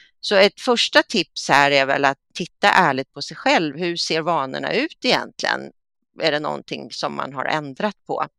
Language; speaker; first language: Swedish; native; Swedish